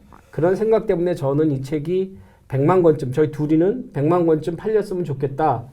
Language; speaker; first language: Korean; native; Korean